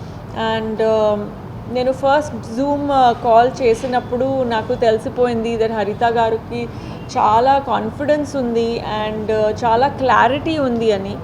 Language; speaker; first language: Telugu; non-native, fluent; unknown